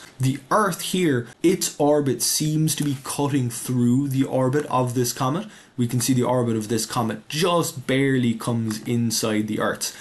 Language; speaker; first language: English; native; English